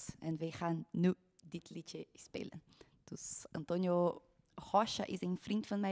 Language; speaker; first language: Dutch; non-native, fluent; Portuguese